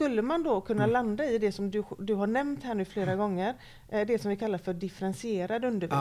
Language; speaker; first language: Swedish; native; Swedish